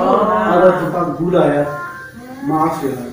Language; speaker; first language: Indonesian; non-native, fluent; Turkish